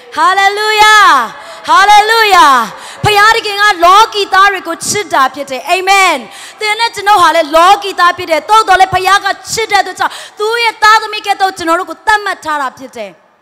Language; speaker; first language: Burmese; non-native, local second language; Tedim Chin